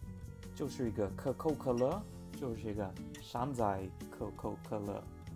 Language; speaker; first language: Chinese; non-native, fluent; English